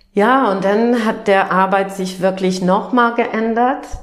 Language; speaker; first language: German; non-native, fluent; English